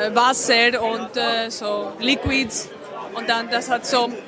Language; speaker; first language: German; non-native, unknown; Greek